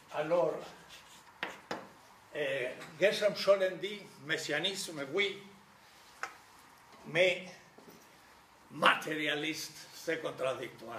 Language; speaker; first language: French; non-native, fluent; Spanish